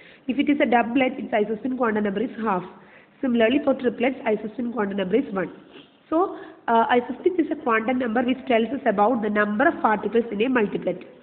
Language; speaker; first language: English; non-native, local second language; Malayalam